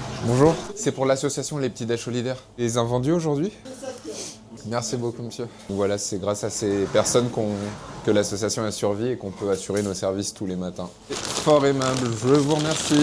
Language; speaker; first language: French; native; French